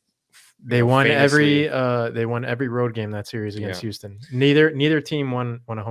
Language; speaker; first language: English; native; English